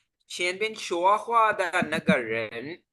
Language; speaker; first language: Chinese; non-native, fluent; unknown